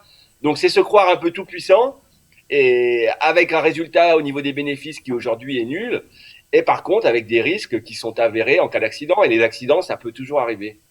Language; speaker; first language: French; native; French